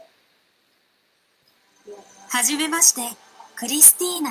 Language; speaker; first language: Japanese; non-native, learner; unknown